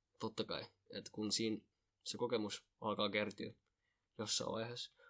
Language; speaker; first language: Finnish; early bilingual, other home language; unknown